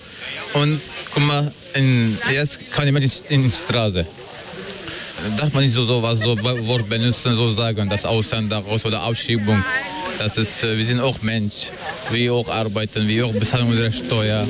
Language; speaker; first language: German; non-native, learner; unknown